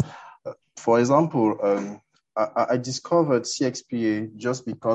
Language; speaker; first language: English; non-native, local second language; French